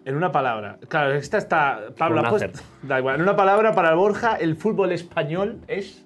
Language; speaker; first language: Spanish; native; Spanish